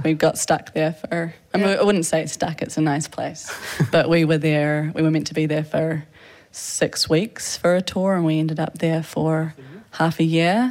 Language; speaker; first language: English; native; English